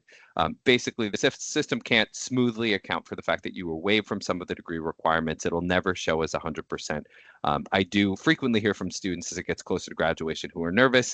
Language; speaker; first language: English; native; English